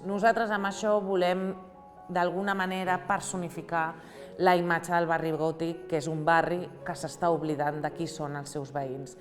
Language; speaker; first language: Catalan; native; Catalan